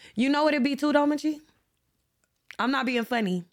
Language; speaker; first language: English; native; English